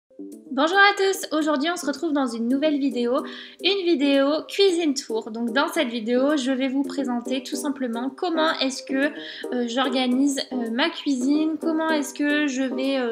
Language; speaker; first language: French; native; French